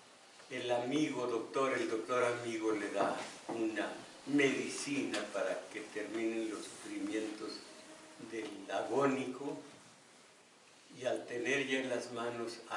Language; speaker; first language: Spanish; native; Spanish